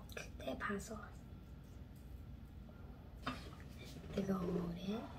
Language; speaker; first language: Korean; non-native, fluent; Khmer